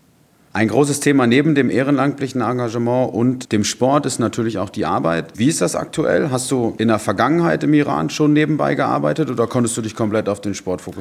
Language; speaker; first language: German; native; German